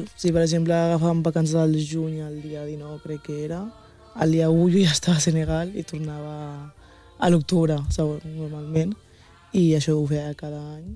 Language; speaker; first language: Catalan; early bilingual, other home language; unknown